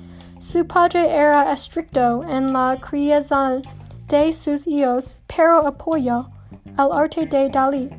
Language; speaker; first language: Spanish; non-native, learner; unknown